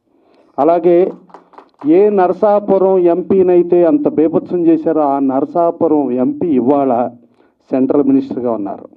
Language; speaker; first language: Telugu; native; Telugu